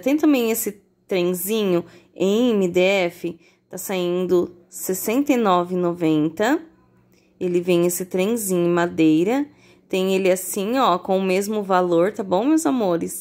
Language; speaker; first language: Portuguese; native; Portuguese